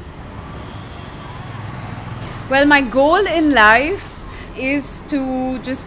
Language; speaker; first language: English; non-native, local second language; Hindi